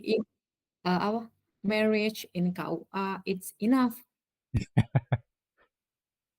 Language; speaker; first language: English; non-native, learner; Indonesian